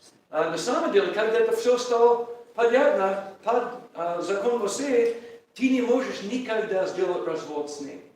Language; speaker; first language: Russian; non-native, learner; English